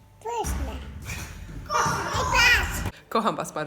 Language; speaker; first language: Polish; non-native, learner; English